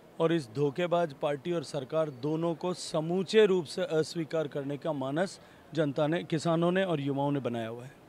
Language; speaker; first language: Hindi; native; Hindi